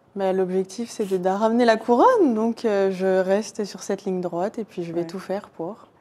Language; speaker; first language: French; native; French